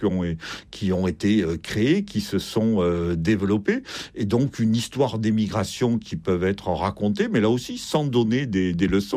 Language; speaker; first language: French; native; French